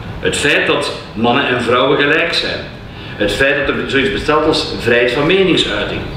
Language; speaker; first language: Dutch; native; Dutch